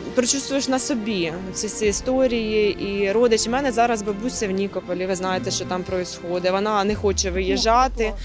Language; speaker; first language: Ukrainian; native; Ukrainian